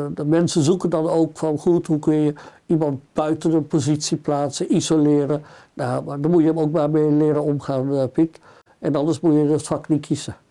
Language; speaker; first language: Dutch; native; Dutch